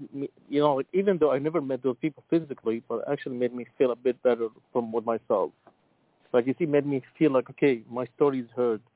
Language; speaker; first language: English; non-native, fluent; Arabic